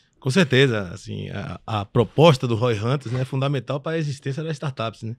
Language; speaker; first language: Portuguese; early bilingual, other home language; French